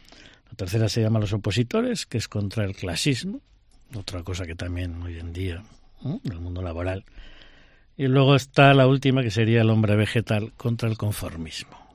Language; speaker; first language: Spanish; native; Spanish